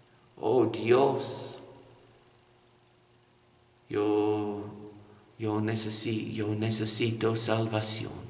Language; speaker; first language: Spanish; non-native, fluent; English